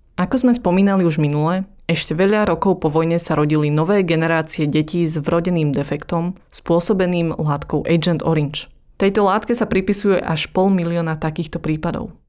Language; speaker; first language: Slovak; early bilingual, other home language; Vietnamese